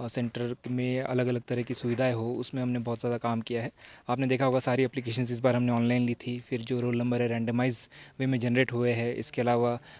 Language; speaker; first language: Hindi; non-native, local second language; Marathi